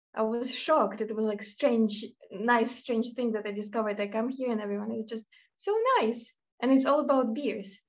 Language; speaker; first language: English; non-native, fluent; Russian